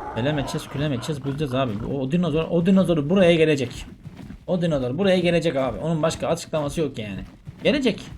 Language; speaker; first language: Turkish; native; Turkish